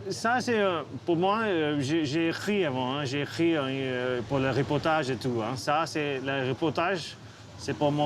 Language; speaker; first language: French; non-native, learner; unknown